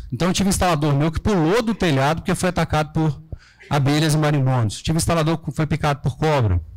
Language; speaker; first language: Portuguese; native; Portuguese